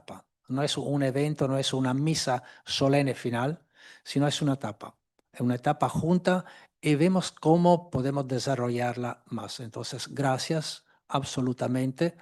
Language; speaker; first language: Spanish; non-native, fluent; Italian